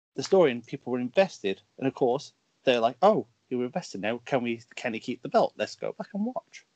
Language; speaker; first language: English; native; English